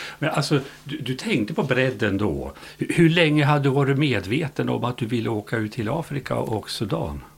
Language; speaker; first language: Swedish; native; Swedish